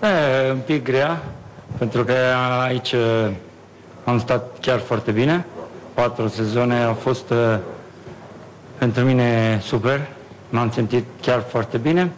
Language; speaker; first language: Romanian; non-native, fluent; Italian